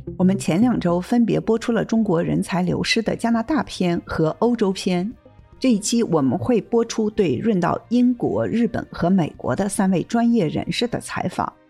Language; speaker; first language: Chinese; native; Chinese